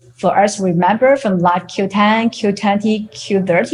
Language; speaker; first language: English; non-native, fluent; Chinese